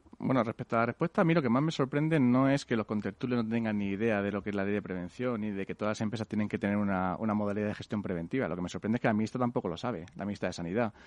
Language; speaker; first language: Spanish; native; Spanish